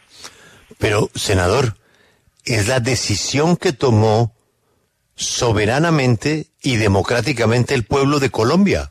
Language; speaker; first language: Spanish; native; Spanish